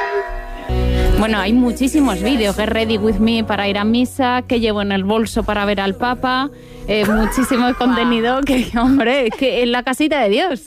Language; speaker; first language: Spanish; native; Spanish